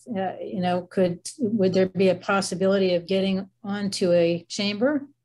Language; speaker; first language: English; native; English